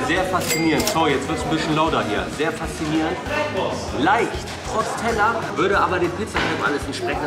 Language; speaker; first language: German; native; German